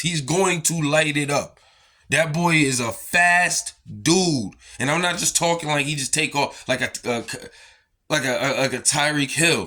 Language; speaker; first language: English; native; English